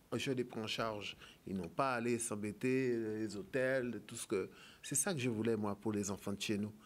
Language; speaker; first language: French; native; French